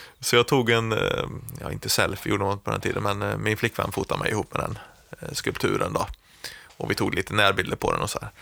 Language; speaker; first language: Swedish; native; Swedish